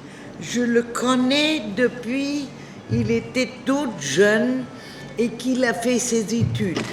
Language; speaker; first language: French; non-native, learner; German